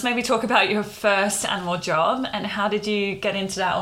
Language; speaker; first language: English; native; English